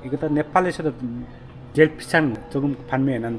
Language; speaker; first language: Korean; non-native, learner; Nepali